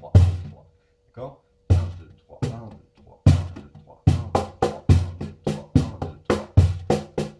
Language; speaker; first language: French; native; French